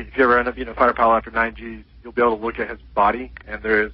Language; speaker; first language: English; native; English